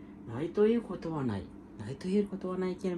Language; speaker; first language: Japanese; non-native, fluent; Sinhala